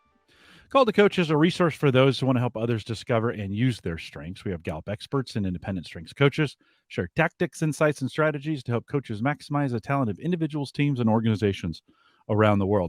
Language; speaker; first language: English; native; English